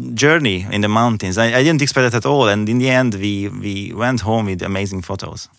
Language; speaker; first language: English; non-native, fluent; Hungarian